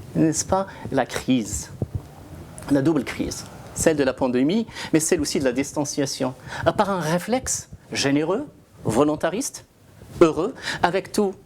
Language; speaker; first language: French; non-native, local second language; Arabic